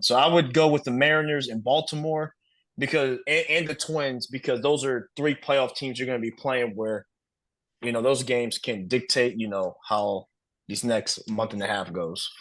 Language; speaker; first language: English; native; English